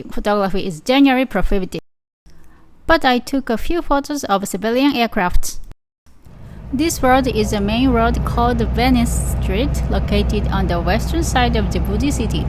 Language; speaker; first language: English; non-native, learner; Japanese